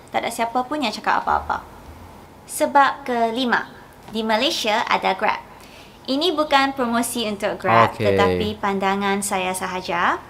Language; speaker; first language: Malay; native; Malay